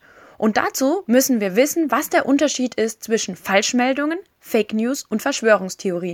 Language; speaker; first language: German; native; German